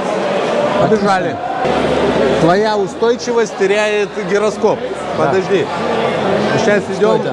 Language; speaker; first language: Russian; non-native, local second language; Lithuanian